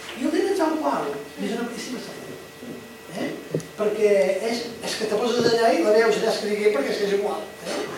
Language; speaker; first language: Catalan; native; Catalan